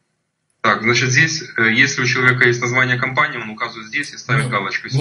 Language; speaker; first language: Russian; native; Russian